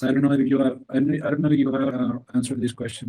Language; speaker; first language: English; non-native, fluent; Spanish